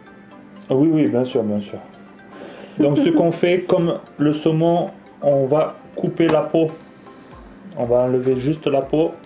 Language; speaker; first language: French; native; French